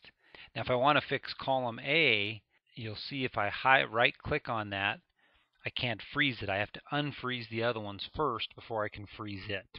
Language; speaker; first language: English; native; English